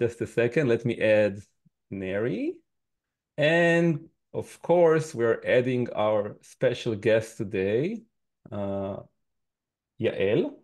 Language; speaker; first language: English; non-native, fluent; Hebrew